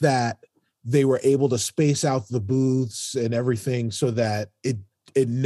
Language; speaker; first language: English; native; English